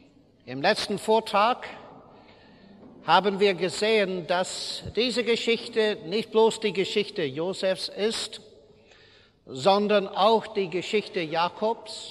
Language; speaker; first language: German; non-native, fluent; English